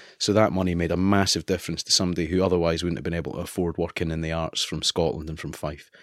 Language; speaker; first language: English; native; English